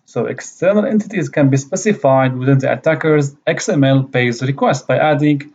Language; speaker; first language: English; non-native, fluent; Arabic